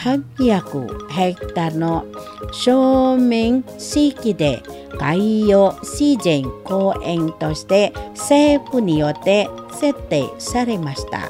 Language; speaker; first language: Japanese; non-native, fluent; Indonesian